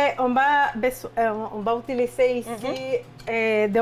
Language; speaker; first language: French; non-native, fluent; Spanish